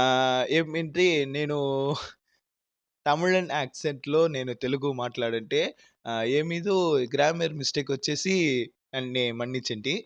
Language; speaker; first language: Telugu; non-native, learner; Tamil